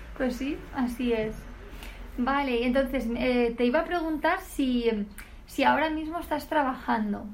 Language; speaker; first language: Spanish; native; Spanish